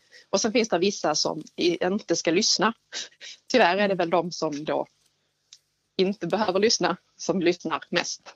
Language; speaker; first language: Swedish; native; Swedish